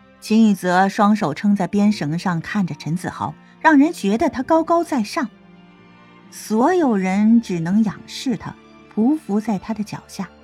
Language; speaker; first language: Chinese; native; Chinese